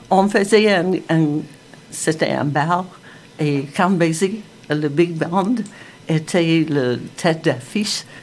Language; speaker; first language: French; non-native, fluent; English